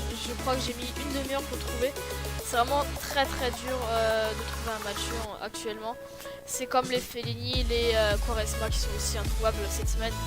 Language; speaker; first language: French; native; French